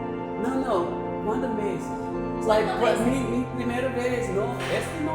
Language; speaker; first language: Spanish; non-native, learner; English